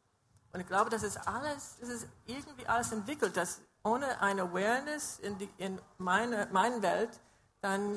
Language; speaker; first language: German; non-native, fluent; English